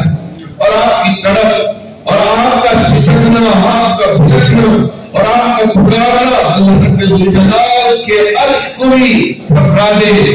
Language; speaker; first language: Urdu; native; Urdu